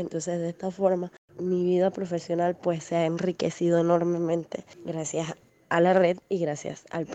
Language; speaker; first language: Spanish; native; Spanish